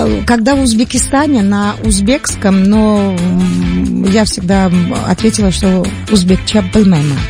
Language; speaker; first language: Russian; non-native, local second language; Tajik